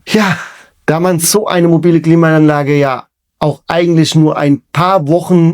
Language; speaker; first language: German; native; German